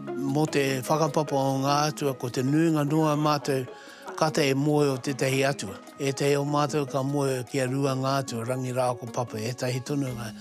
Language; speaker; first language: Māori; non-native, local second language; English